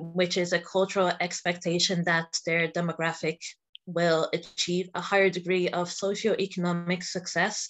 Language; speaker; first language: English; native; English